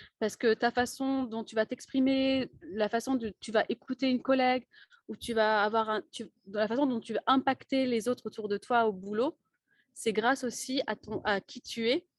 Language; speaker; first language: French; native; French